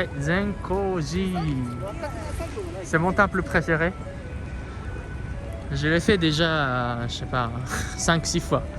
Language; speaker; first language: French; non-native, fluent; Japanese